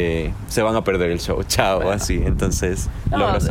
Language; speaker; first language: Spanish; native; Spanish